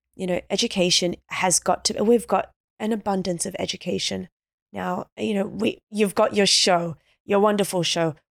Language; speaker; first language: English; native; English